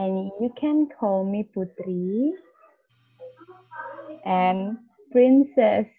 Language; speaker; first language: English; non-native, learner; Indonesian